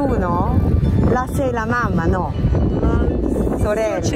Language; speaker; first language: Italian; non-native, fluent; Japanese